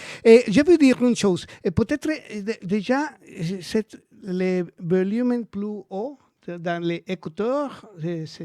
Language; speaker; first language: French; non-native, learner; Spanish